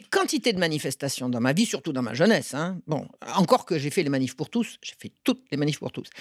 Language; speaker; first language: French; native; French